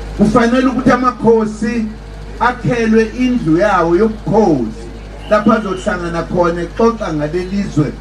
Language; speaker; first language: Zulu; native; Zulu